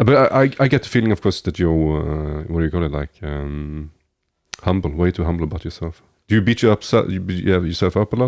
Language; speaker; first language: English; non-native, fluent; Norwegian